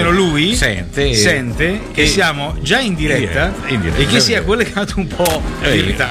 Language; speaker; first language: Italian; native; Italian